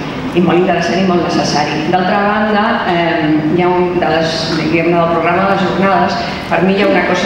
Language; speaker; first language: Catalan; non-native, local second language; Spanish